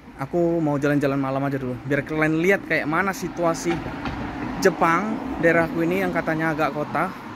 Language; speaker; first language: Indonesian; native; Indonesian